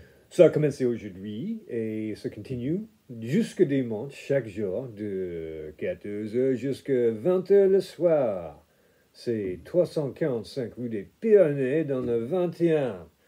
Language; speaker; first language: French; non-native, fluent; English